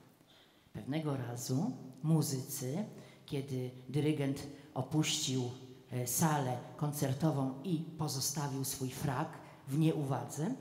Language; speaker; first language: Polish; native; Polish